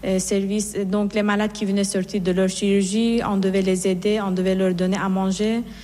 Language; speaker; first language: French; non-native, fluent; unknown